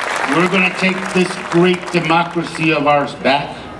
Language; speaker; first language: English; early bilingual, other home language; Spanish